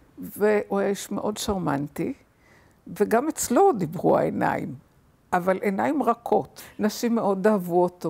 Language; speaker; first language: Hebrew; early bilingual, other home language; German